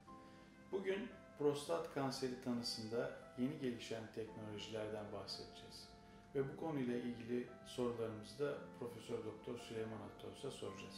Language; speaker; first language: Turkish; native; Turkish